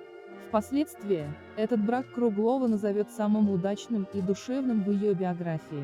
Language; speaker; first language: Russian; native; Russian